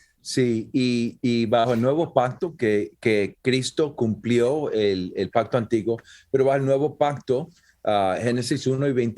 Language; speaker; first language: Spanish; early bilingual, heritage; Spanish